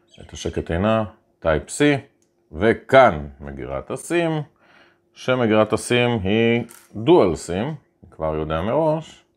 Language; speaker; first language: Hebrew; native; Hebrew